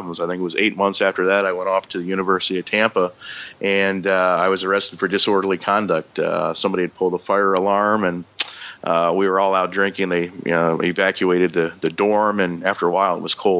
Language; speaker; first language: English; native; English